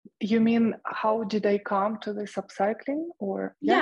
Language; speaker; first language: English; non-native, fluent; Russian